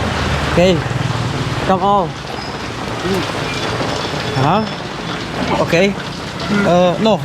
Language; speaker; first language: English; non-native, learner; Slovak